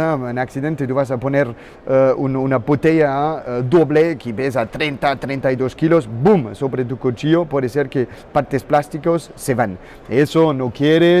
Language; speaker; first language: Spanish; non-native, learner; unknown